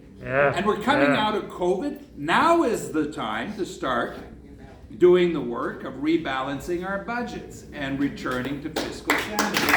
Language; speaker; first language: English; non-native, local second language; French